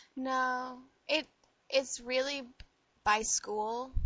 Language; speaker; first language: English; native; English